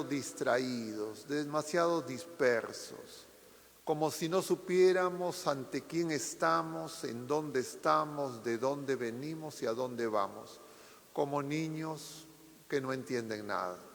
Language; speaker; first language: Spanish; native; Spanish